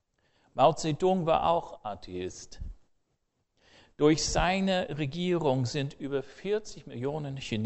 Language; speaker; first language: German; non-native, fluent; English